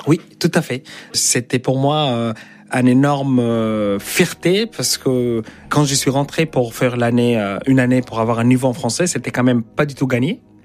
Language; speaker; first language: French; non-native, fluent; Arabic